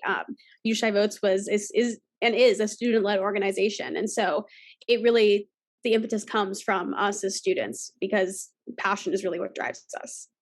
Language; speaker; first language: English; native; English